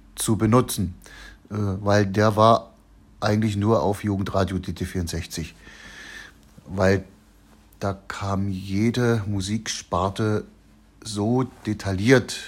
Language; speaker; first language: German; native; German